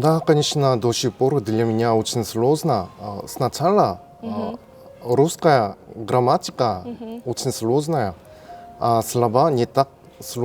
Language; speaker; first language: Russian; non-native, learner; Korean